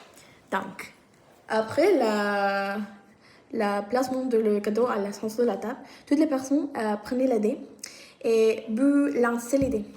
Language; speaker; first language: French; non-native, learner; Spanish